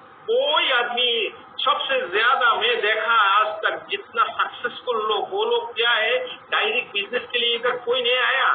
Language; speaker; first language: Hindi; non-native, fluent; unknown